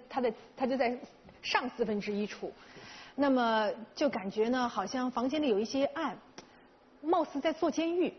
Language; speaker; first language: Chinese; native; Chinese